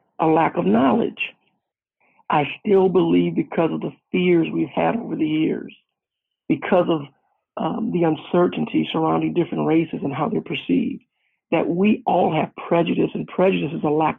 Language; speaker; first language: English; native; English